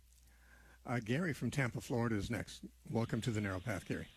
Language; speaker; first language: English; native; English